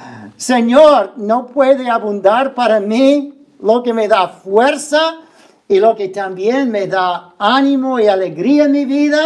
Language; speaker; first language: Spanish; non-native, fluent; English